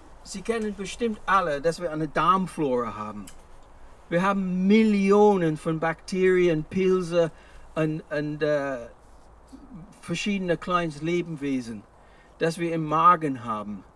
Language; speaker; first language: German; non-native, fluent; English